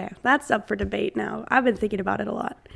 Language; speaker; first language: English; native; English